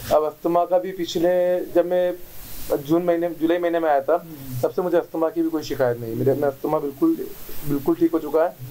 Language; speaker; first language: Hindi; native; Hindi